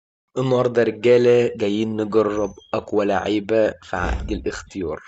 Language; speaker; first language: Arabic; native; Arabic